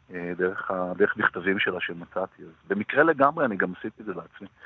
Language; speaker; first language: Hebrew; native; Hebrew